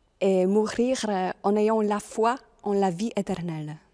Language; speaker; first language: French; non-native, fluent; Polish